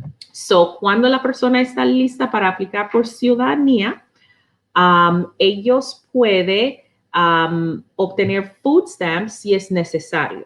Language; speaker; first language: Spanish; non-native, learner; English